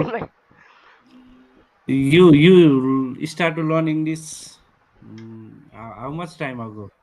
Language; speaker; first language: English; non-native, fluent; Nepali